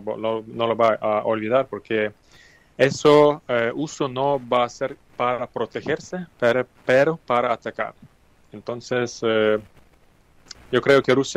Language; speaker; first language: Spanish; non-native, fluent; Ukrainian